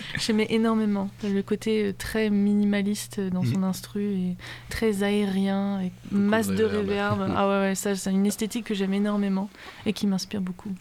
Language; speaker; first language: French; early bilingual, heritage; English